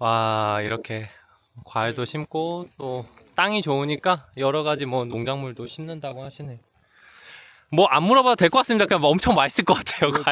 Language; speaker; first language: Korean; native; Korean